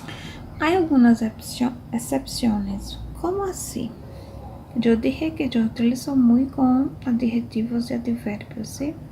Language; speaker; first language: Spanish; non-native, fluent; Portuguese